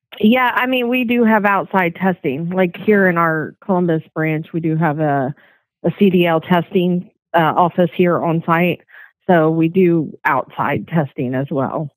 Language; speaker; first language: English; native; English